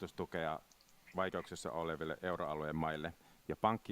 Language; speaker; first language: Finnish; native; Finnish